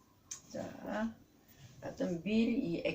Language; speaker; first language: Russian; non-native, learner; Korean